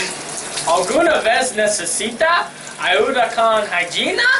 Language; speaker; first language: Spanish; non-native, learner; English